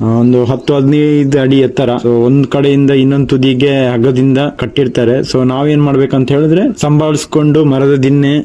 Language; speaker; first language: Kannada; non-native, local second language; Tulu